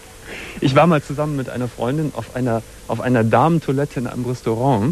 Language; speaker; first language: German; native; German